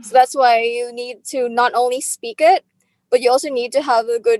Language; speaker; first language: English; non-native, local second language; Filipino